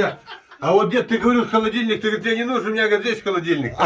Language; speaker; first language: Russian; native; Russian